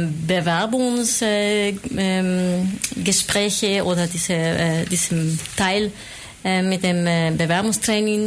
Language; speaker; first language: German; non-native, fluent; Spanish